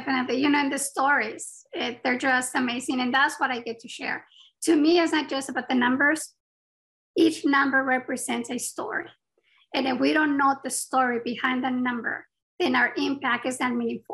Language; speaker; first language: English; non-native, fluent; Spanish